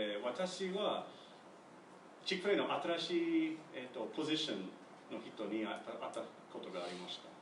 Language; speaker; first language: Japanese; non-native, learner; English